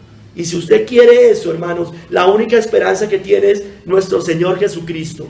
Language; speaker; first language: Spanish; native; Spanish